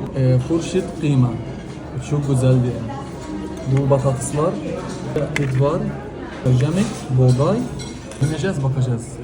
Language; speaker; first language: Turkish; non-native, learner; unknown